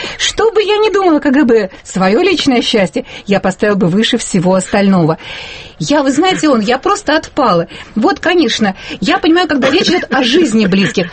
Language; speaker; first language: Russian; native; Russian